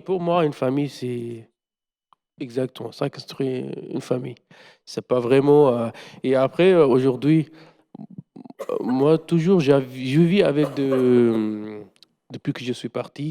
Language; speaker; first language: French; non-native, learner; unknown